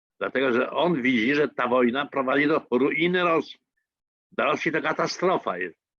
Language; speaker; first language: Polish; native; Polish